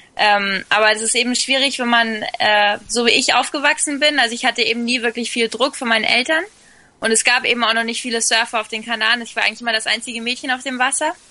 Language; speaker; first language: German; early bilingual, other home language; Spanish